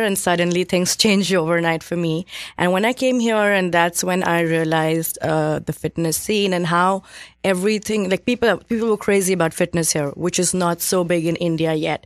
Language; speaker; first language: English; non-native, local second language; Hindi